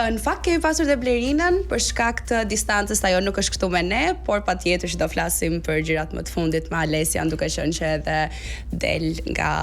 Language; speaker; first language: Albanian; native; Albanian